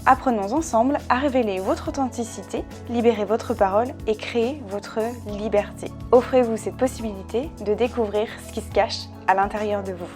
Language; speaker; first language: French; native; French